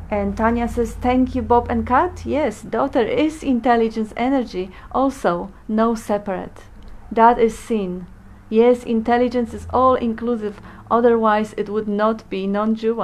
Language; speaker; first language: English; non-native, fluent; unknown